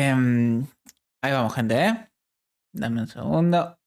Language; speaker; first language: Spanish; native; Spanish